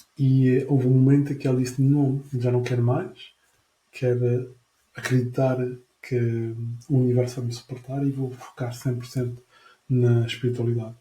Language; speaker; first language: Portuguese; non-native, fluent; French